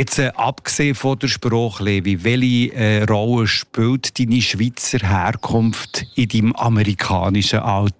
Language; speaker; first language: German; native; German